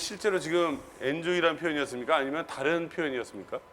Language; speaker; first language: Korean; native; Korean